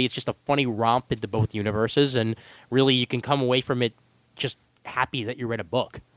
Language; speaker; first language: English; native; English